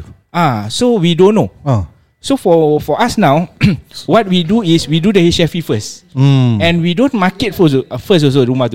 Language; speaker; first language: English; non-native, local second language; Malay